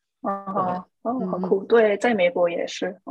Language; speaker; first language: Chinese; non-native, fluent; English